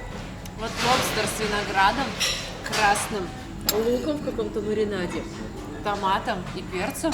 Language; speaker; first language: Russian; native; Russian